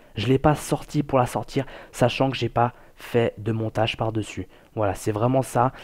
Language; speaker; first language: French; native; French